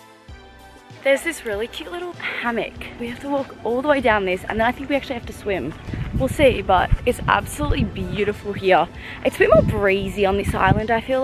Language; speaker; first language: English; native; English